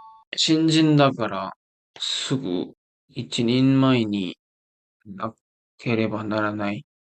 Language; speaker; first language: Japanese; non-native, learner; Korean